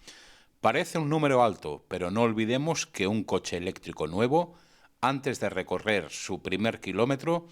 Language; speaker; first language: Spanish; native; Spanish